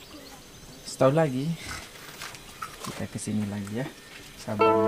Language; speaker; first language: Indonesian; non-native, local second language; Sasak